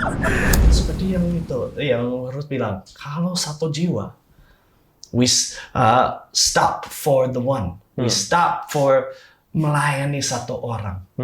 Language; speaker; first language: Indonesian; non-native, fluent; English